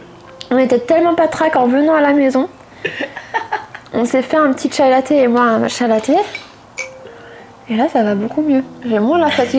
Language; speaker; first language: French; native; French